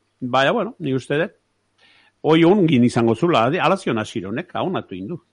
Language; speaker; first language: Basque; native; Basque